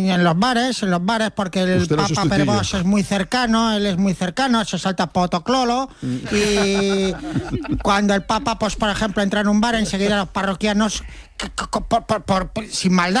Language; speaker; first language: Spanish; native; Spanish